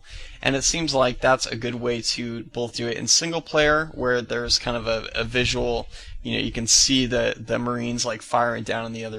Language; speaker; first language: English; native; English